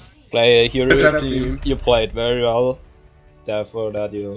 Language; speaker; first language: English; non-native, learner; German